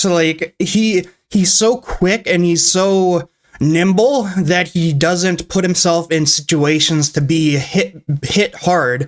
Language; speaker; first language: English; native; English